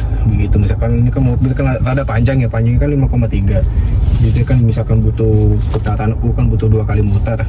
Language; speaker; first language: Indonesian; native; Indonesian